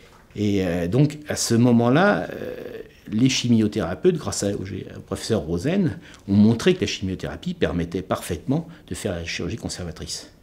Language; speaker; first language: French; native; French